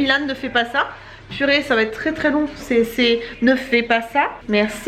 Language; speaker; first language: French; native; French